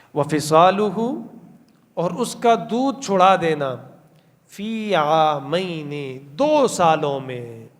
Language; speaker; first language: Urdu; non-native, local second language; Pashto